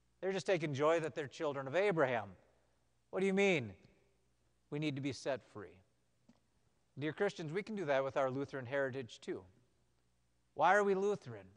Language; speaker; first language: English; native; English